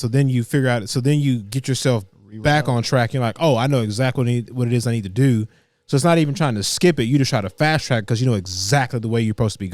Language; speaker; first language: English; native; English